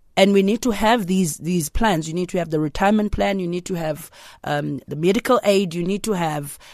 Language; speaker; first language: English; non-native, local second language; Zulu